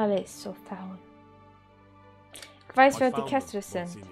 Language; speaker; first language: German; non-native, learner; Dutch